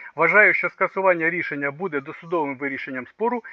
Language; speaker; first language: Ukrainian; non-native, local second language; Russian